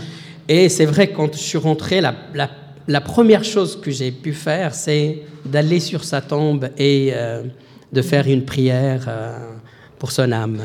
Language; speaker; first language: French; non-native, local second language; Arabic